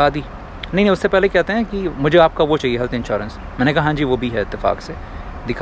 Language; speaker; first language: Hindi; native; Hindi